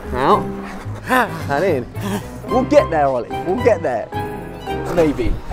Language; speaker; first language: English; native; English